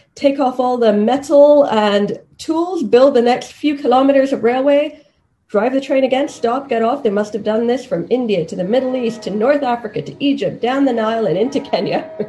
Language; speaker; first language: English; non-native, local second language; Swahili